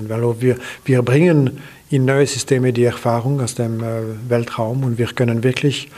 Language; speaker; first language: German; non-native, local second language; French